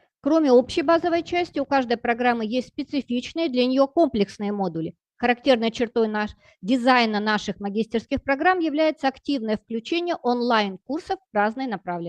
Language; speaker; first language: Russian; native; Russian